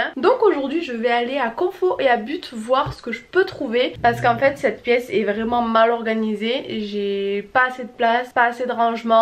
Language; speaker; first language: French; native; French